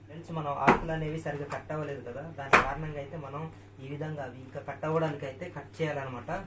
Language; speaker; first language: Telugu; non-native, local second language; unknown